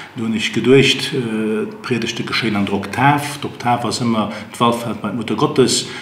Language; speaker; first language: Luxembourgish; native; Luxembourgish